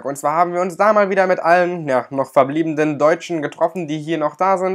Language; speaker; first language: German; native; German